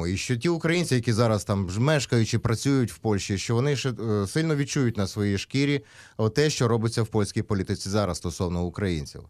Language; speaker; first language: Ukrainian; native; Ukrainian